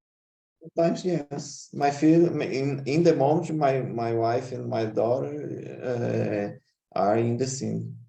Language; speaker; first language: English; non-native, learner; Portuguese